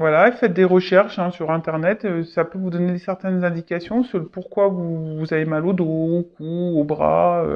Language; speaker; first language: French; native; French